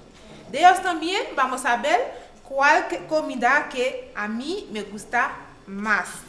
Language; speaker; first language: Spanish; non-native, learner; Haitian Creole